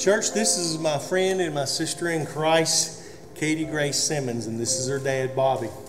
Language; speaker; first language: English; native; English